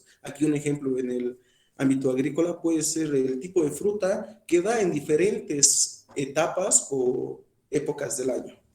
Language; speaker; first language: Spanish; native; Spanish